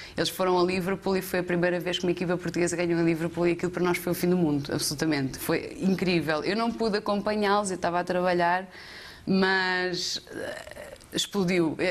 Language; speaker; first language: Portuguese; native; Portuguese